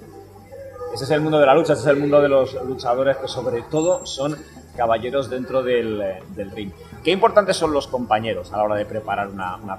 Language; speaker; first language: Spanish; native; Spanish